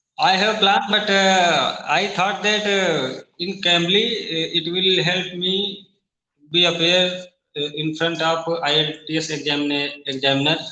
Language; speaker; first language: English; non-native, learner; Hindi